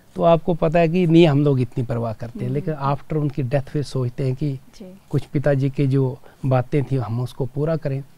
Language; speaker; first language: Hindi; native; Hindi